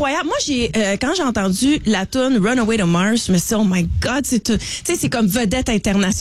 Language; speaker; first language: French; native; French